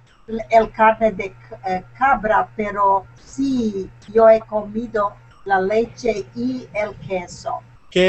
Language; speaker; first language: Spanish; non-native, learner; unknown